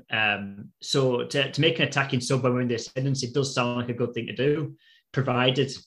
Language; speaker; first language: English; native; English